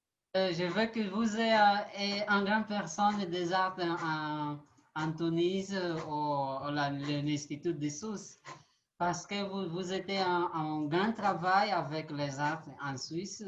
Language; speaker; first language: French; non-native, learner; Portuguese